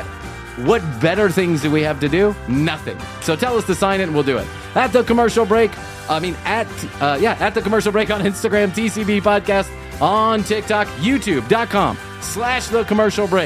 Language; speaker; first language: English; native; English